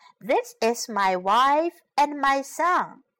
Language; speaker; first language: English; non-native, fluent; Chinese